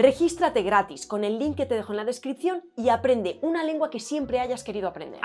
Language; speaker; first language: Spanish; native; Spanish